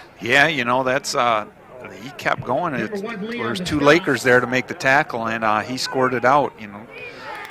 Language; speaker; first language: English; native; English